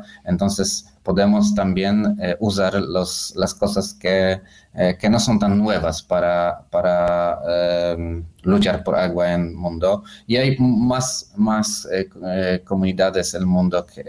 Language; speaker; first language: Spanish; non-native, fluent; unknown